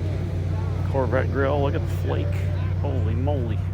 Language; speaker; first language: English; native; English